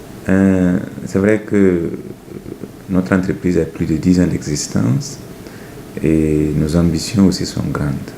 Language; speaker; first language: French; non-native, local second language; Mossi